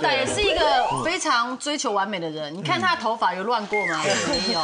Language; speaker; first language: Chinese; native; Chinese